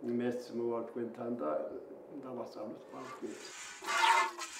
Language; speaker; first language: Georgian; non-native, local second language; Svan